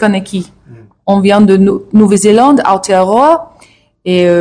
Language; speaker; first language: French; non-native, learner; English